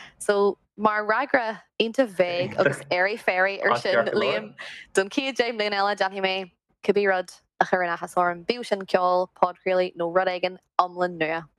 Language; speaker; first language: Irish; non-native, local second language; English